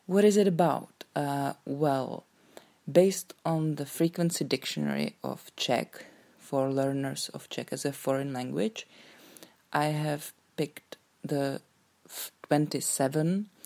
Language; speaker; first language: English; non-native, fluent; Czech